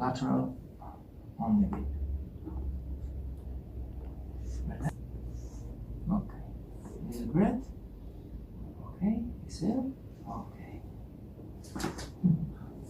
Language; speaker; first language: English; non-native, learner; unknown